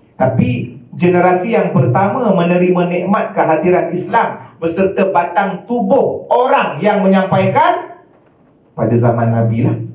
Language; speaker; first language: Malay; native; Malay